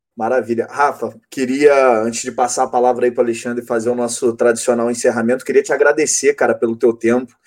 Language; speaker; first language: Portuguese; native; Portuguese